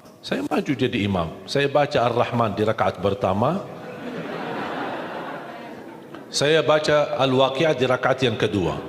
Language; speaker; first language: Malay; non-native, fluent; Arabic